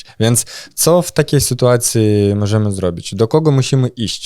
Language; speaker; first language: Polish; non-native, fluent; Russian